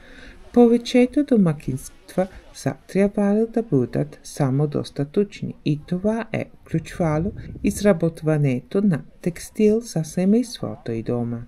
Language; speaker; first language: Bulgarian; non-native, learner; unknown